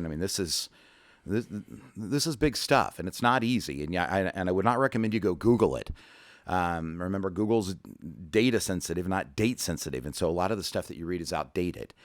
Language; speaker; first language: English; native; English